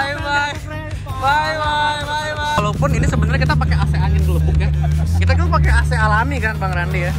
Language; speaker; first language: Indonesian; native; Indonesian